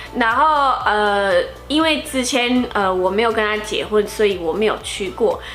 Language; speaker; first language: Chinese; non-native, fluent; Portuguese